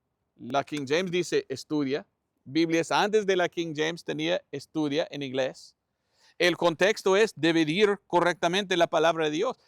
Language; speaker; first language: Spanish; non-native, fluent; English